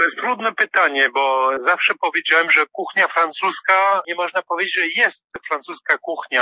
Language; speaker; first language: Polish; non-native, fluent; French